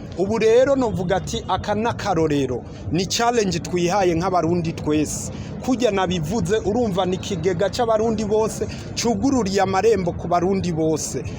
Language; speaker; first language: Rundi; early bilingual, heritage; Rundi